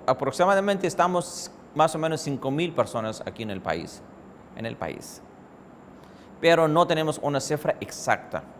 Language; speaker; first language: Spanish; non-native, fluent; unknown